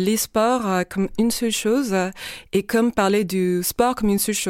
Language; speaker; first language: French; non-native, fluent; English